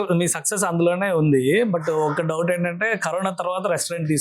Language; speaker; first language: Telugu; native; Telugu